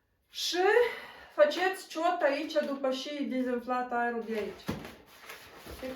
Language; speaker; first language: Romanian; non-native, local second language; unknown